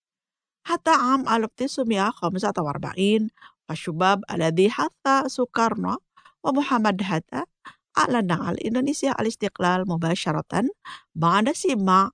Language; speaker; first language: Arabic; non-native, fluent; Indonesian